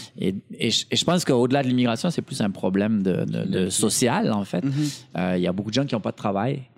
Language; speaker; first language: French; native; French